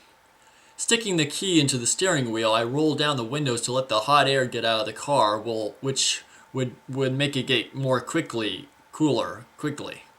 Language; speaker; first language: English; native; English